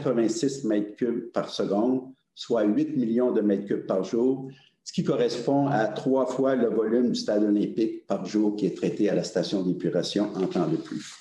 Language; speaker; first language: French; native; French